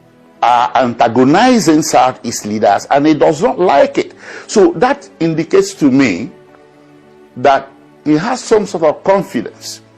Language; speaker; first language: English; non-native, local second language; Igbo